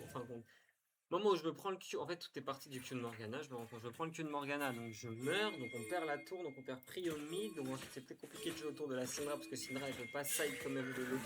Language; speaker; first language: French; native; French